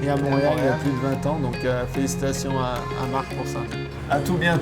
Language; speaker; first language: French; native; French